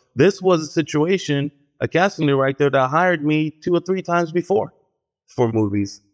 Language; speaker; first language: English; early bilingual, heritage; Hebrew